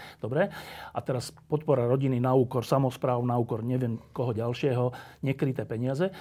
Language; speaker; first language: Slovak; native; Slovak